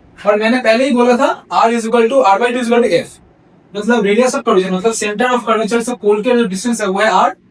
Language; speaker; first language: Hindi; non-native, local second language; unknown